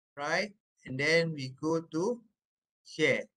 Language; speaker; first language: English; non-native, local second language; Malay